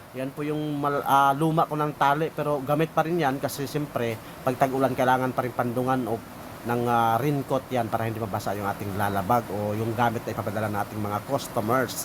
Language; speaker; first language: Filipino; non-native, local second language; Cebuano